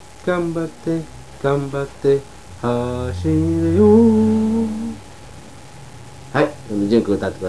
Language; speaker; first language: Japanese; native; Japanese